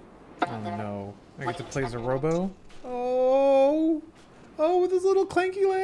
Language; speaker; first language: English; native; English